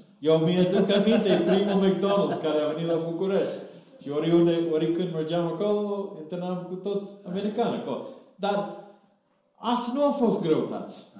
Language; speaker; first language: Romanian; non-native, fluent; English